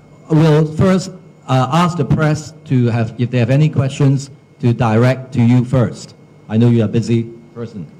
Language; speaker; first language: English; non-native, local second language; Cantonese